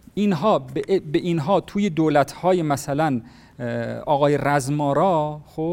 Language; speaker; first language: Persian; native; Persian